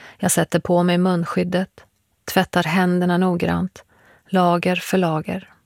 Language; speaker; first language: Swedish; early bilingual, other home language; Persian